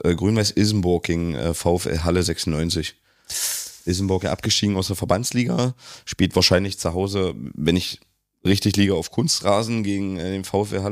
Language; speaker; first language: German; native; German